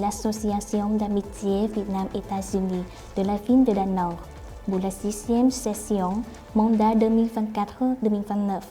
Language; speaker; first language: French; non-native, fluent; Vietnamese